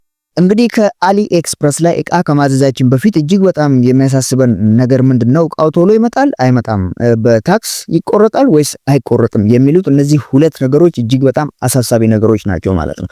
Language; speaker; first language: Amharic; native; Amharic